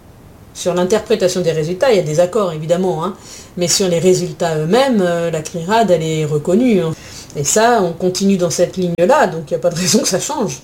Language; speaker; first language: French; native; French